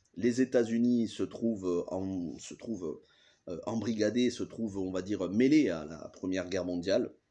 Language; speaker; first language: French; native; French